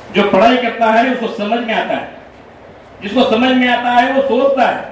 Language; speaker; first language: Hindi; non-native, local second language; Telugu